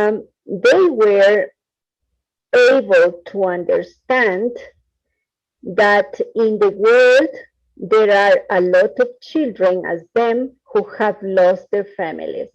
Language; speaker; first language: English; non-native, fluent; Spanish